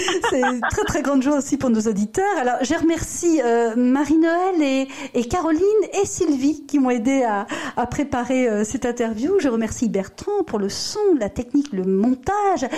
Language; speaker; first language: French; native; French